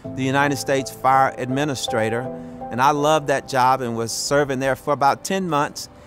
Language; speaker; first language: English; native; English